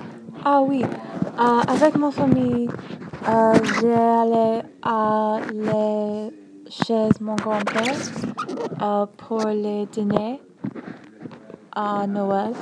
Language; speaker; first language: French; non-native, learner; English